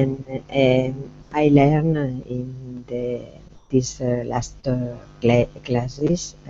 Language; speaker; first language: English; non-native, learner; Spanish